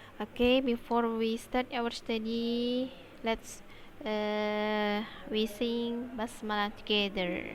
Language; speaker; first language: English; non-native, learner; Indonesian